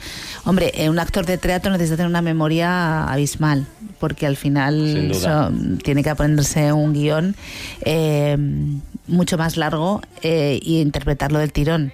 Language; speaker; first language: Spanish; native; Spanish